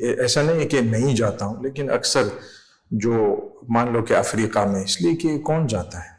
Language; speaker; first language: Urdu; non-native, fluent; English